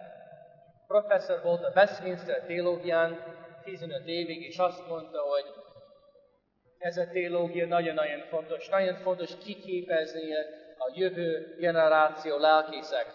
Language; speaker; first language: Hungarian; non-native, fluent; English